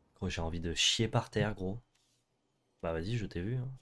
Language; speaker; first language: French; native; French